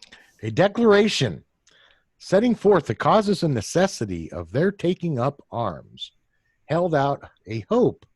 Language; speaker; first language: English; native; English